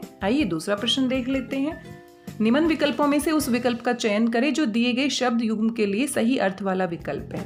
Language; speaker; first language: Hindi; native; Hindi